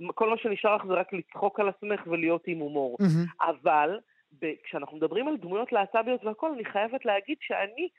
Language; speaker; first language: Hebrew; early bilingual, other home language; Arabic